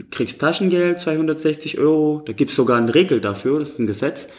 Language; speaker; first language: German; non-native, fluent; Indonesian